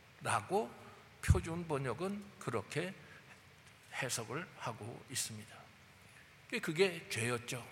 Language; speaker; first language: Korean; native; Korean